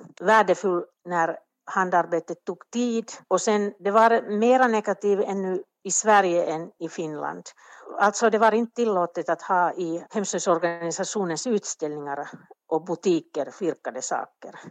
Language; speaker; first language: Swedish; non-native, local second language; Finnish